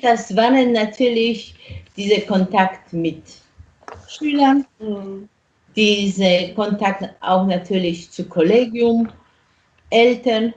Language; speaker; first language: German; non-native, fluent; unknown